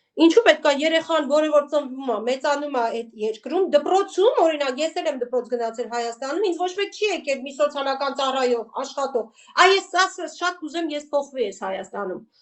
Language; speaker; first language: Armenian; native; Armenian